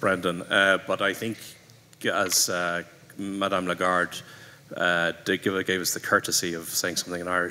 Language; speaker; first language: English; native; English